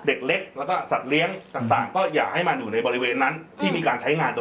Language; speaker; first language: Thai; native; Thai